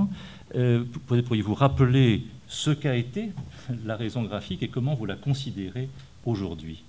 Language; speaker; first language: French; native; French